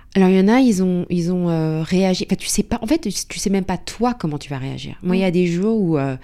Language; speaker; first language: French; native; French